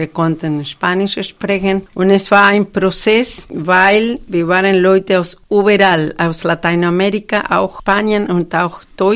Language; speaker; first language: German; non-native, fluent; Spanish